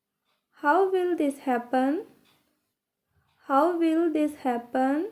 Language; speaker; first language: English; non-native, local second language; Hindi